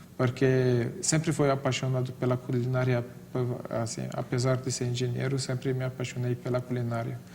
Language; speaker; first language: Portuguese; non-native, fluent; Arabic